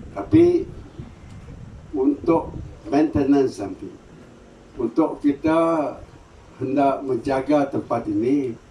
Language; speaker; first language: Malay; non-native, local second language; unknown